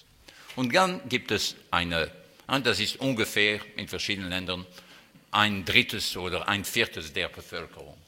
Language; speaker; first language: German; non-native, fluent; French